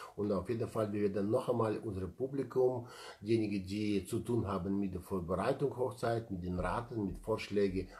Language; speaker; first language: German; non-native, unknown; Russian